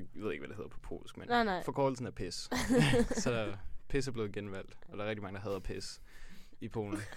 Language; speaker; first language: Danish; native; Danish